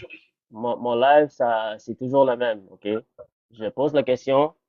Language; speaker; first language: French; non-native, fluent; English